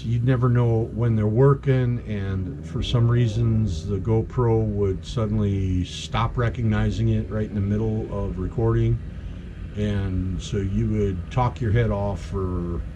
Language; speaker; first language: English; native; English